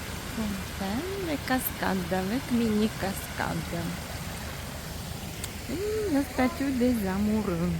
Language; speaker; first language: French; non-native, fluent; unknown